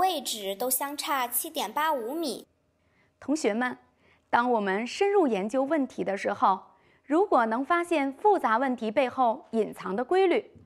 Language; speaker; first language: Chinese; native; Chinese